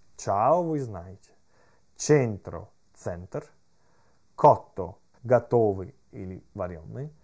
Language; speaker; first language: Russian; non-native, fluent; Italian